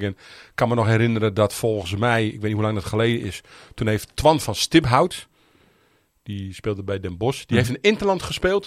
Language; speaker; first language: Dutch; native; Dutch